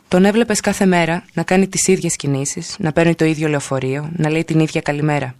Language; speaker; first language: Greek; native; Greek